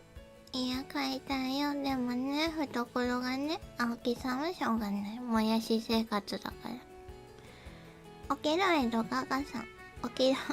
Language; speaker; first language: Japanese; native; Japanese